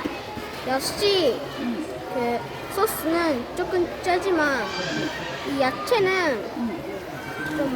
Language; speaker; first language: Korean; early bilingual, heritage; Korean